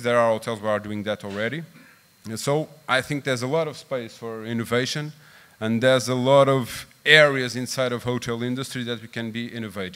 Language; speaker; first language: English; non-native, fluent; Portuguese